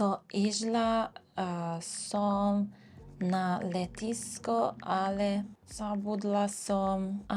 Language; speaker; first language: Slovak; non-native, learner; Italian